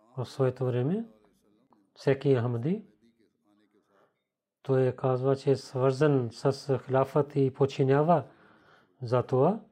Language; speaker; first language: Bulgarian; non-native, learner; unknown